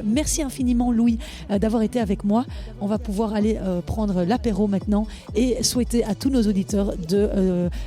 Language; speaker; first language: French; native; French